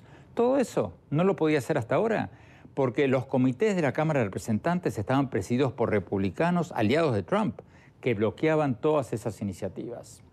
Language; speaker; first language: Spanish; native; Spanish